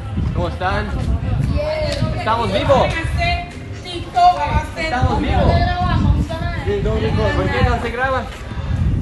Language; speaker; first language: Spanish; non-native, learner; English